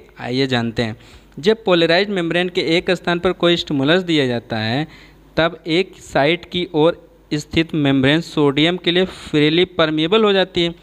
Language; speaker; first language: Hindi; native; Hindi